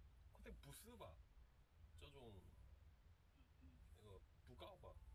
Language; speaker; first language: Chinese; non-native, learner; Japanese